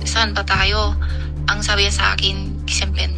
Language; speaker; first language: Filipino; non-native, learner; Chinese